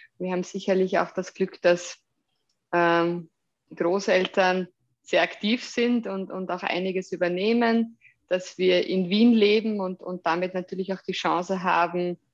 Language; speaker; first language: German; native; German